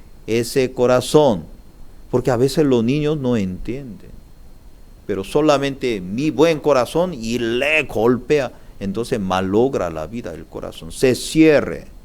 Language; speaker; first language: Spanish; non-native, learner; Korean